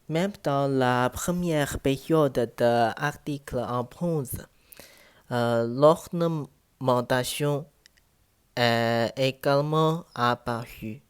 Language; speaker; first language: French; non-native, learner; Chinese